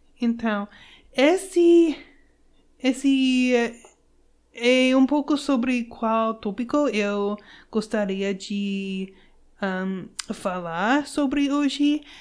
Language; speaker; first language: Portuguese; non-native, learner; English